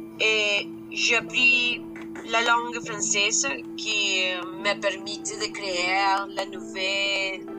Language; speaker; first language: French; non-native, learner; Spanish